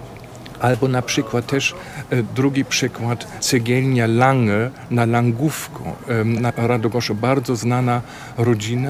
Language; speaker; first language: Polish; non-native, fluent; German